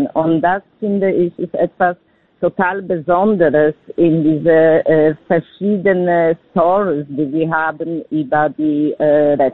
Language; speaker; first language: German; non-native, fluent; Polish